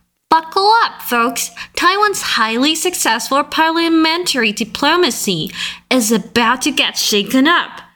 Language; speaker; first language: English; non-native, fluent; Chinese